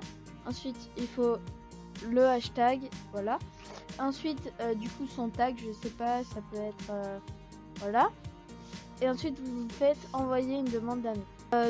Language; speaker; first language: French; native; French